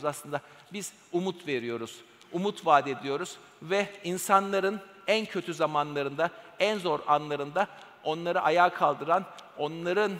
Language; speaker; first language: Turkish; native; Turkish